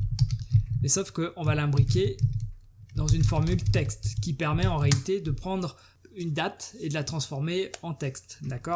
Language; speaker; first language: French; native; French